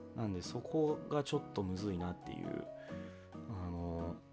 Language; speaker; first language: Japanese; early bilingual, heritage; English